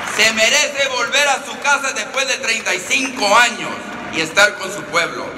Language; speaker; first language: Spanish; early bilingual, other home language; English